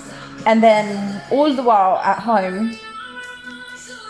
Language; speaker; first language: English; native; English